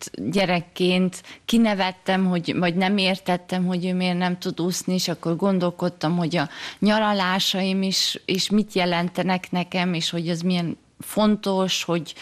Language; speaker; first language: Hungarian; early bilingual, heritage; German